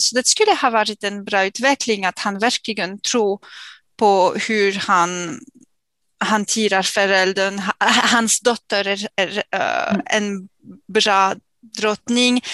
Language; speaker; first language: Swedish; non-native, fluent; English